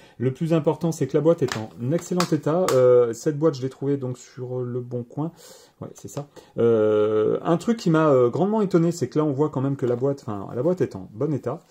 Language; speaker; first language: French; native; French